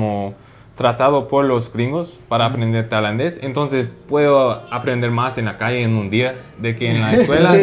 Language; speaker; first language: Spanish; non-native, fluent; English